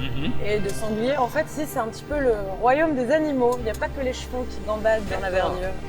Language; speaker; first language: French; native; French